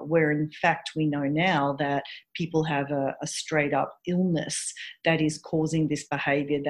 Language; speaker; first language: English; native; English